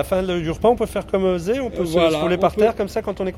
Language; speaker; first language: French; native; French